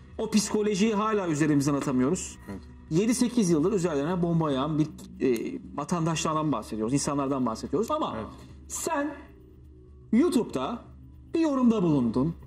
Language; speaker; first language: Turkish; native; Turkish